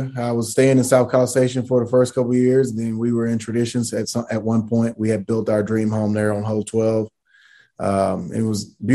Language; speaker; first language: English; native; English